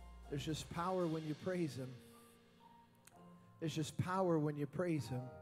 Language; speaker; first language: English; early bilingual, other home language; Spanish